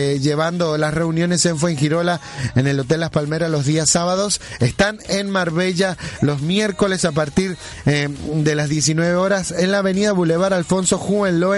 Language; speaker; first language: Spanish; native; Spanish